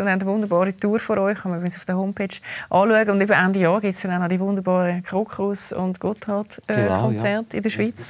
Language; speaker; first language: German; native; German